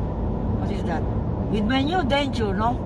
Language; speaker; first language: English; non-native, learner; Filipino